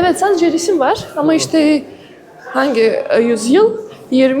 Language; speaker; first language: Turkish; non-native, fluent; Russian